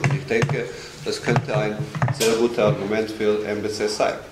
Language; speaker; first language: German; non-native, fluent; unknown